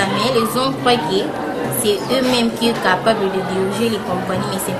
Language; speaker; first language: French; non-native, local second language; Lingala